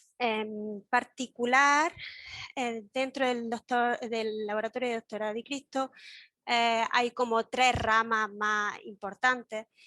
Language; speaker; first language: Spanish; native; Spanish